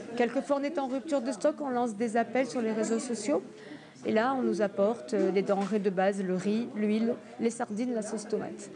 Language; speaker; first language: French; native; French